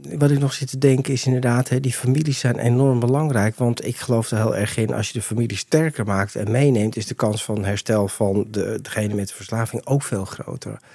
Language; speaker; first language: Dutch; native; Dutch